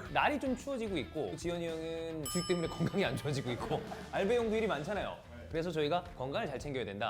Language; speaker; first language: Korean; native; Korean